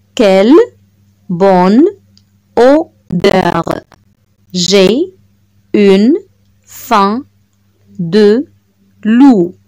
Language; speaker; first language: French; non-native, local second language; Arabic